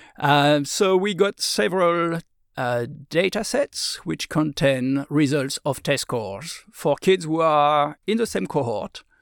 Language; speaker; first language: English; non-native, fluent; French